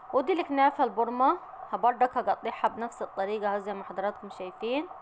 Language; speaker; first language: Arabic; native; Arabic